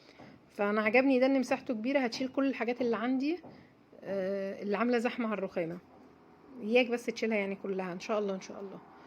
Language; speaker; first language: Arabic; native; Arabic